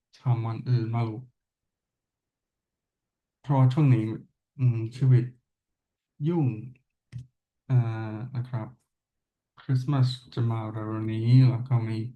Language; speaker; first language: Thai; non-native, learner; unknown